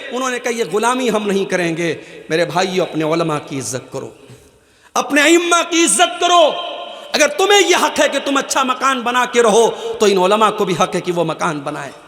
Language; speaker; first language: Urdu; native; Urdu